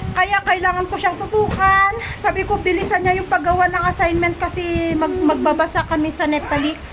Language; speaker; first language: Filipino; native; Filipino